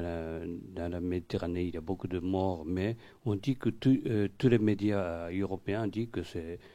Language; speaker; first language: French; non-native, fluent; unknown